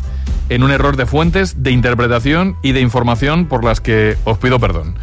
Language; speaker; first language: Spanish; native; Spanish